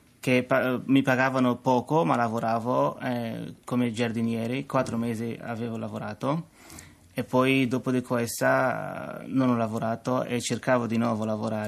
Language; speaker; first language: Italian; non-native, learner; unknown